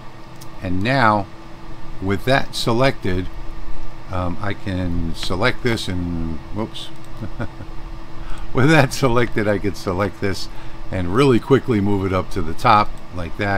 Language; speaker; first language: English; native; English